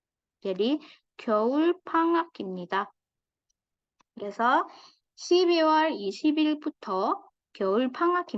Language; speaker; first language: Korean; non-native, fluent; Indonesian